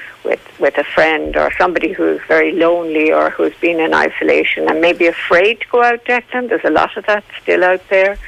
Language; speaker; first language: English; native; English